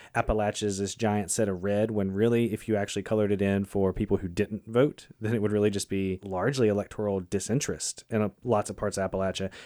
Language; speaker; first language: English; native; English